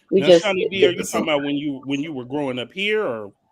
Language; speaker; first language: English; native; English